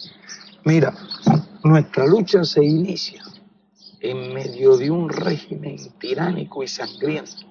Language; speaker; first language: Spanish; native; Spanish